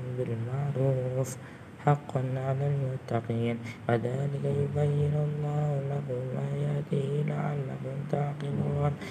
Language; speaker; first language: Arabic; non-native, learner; Indonesian